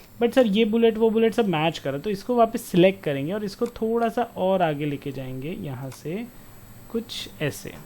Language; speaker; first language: Hindi; non-native, local second language; Marwari